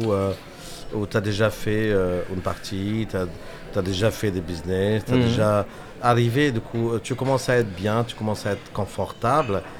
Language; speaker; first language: French; non-native, fluent; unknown